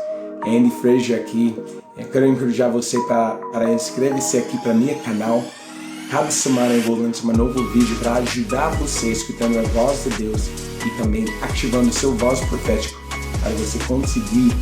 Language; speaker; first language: Portuguese; non-native, learner; English